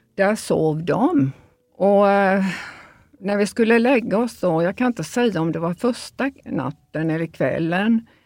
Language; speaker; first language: Swedish; early bilingual, other home language; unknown